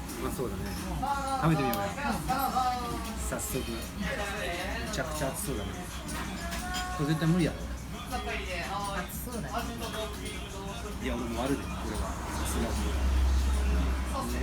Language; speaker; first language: Japanese; native; Japanese